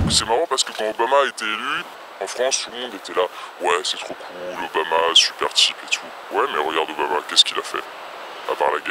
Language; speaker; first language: French; native; French